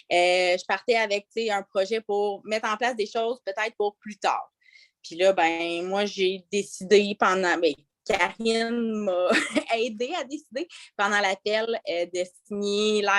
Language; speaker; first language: French; native; French